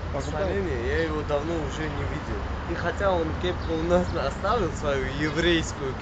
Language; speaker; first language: Russian; non-native, local second language; Georgian